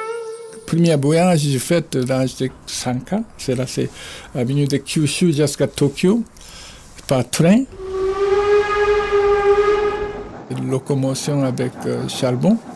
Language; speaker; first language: French; non-native, fluent; Japanese